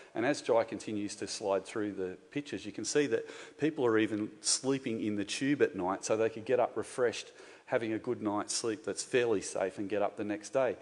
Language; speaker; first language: English; native; English